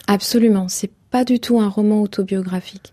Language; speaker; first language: French; non-native, local second language; Kinyarwanda